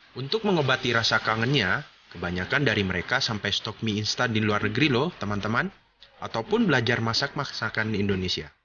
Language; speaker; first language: Indonesian; native; Indonesian